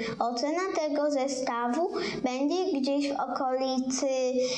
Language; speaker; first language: Polish; native; Polish